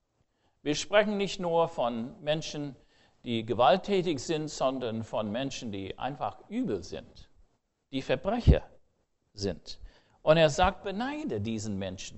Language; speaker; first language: German; non-native, fluent; English